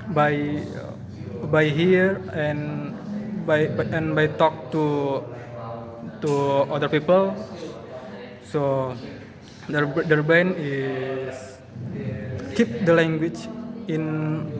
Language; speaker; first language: English; non-native, learner; Indonesian